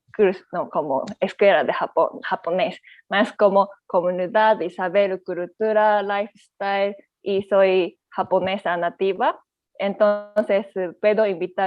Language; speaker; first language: Spanish; non-native, learner; Japanese